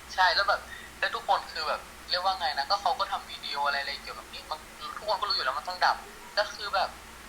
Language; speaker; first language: Thai; early bilingual, other home language; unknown